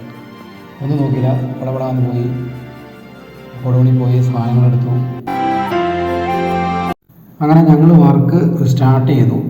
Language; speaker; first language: Malayalam; native; Malayalam